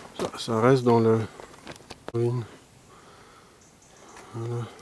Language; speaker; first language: French; native; French